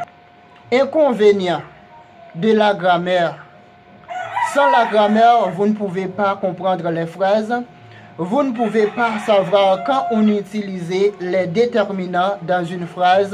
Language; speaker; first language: French; non-native, local second language; Haitian Creole